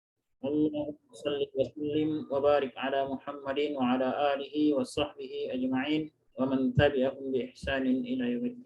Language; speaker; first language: Arabic; non-native, fluent; Indonesian